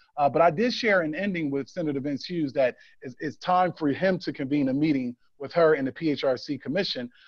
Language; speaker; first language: English; native; English